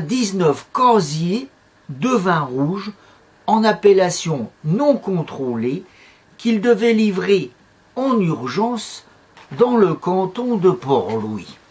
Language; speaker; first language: French; native; French